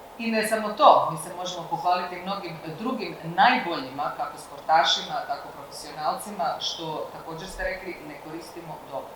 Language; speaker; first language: Croatian; native; Croatian